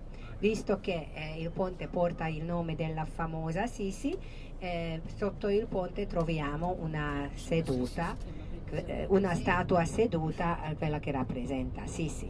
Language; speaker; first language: Italian; non-native, fluent; Hungarian